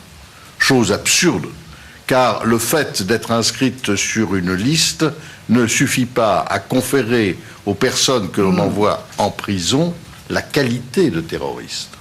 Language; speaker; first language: French; native; French